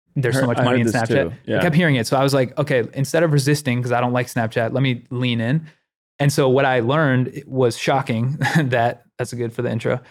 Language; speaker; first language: English; native; English